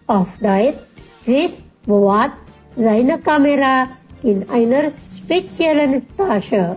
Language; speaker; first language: German; non-native, fluent; Indonesian